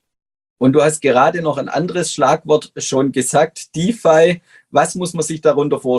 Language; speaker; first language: German; native; German